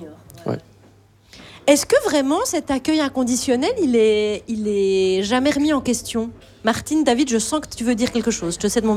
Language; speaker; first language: French; native; French